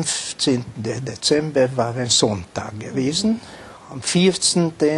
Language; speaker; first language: German; non-native, fluent; Hungarian